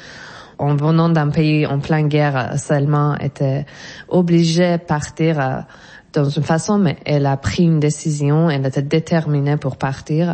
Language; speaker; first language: French; non-native, fluent; Persian